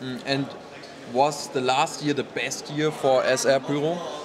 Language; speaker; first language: English; non-native, learner; German